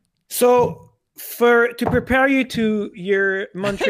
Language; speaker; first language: English; native; English